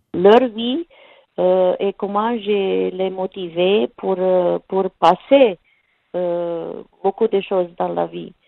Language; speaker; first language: French; non-native, learner; Romanian